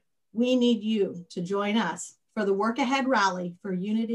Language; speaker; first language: English; native; English